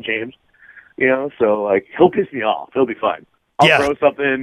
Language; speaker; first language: English; native; English